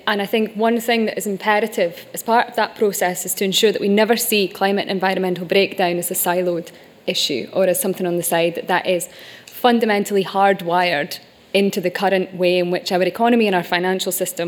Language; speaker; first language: English; native; English